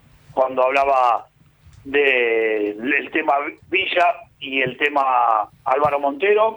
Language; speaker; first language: Spanish; native; Spanish